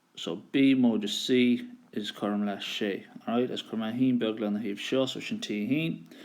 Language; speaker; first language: Irish; native; Irish